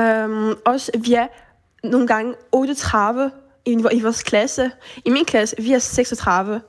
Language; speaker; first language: Danish; early bilingual, heritage; French